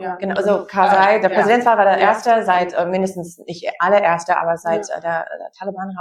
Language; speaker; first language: German; non-native, fluent; English